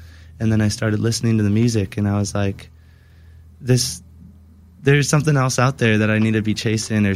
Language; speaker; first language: English; native; English